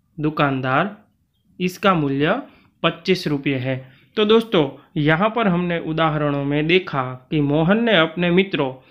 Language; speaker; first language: Hindi; non-native, local second language; Gujarati